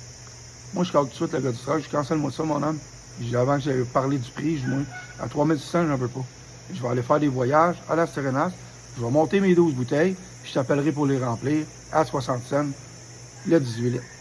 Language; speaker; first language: French; native; French